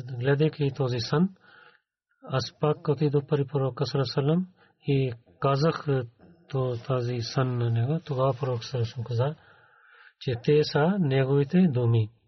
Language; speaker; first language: Bulgarian; non-native, learner; Urdu